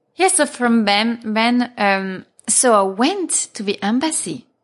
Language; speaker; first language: English; non-native, fluent; French